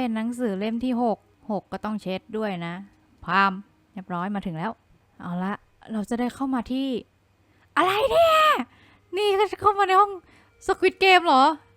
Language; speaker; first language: Thai; native; Thai